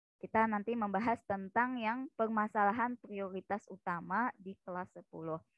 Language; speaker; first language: Indonesian; native; Indonesian